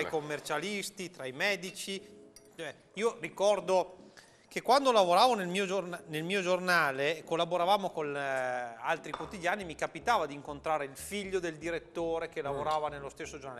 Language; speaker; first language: Italian; native; Italian